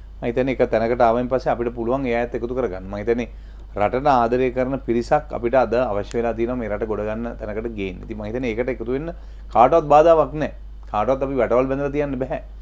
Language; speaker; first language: Sinhala; native; Sinhala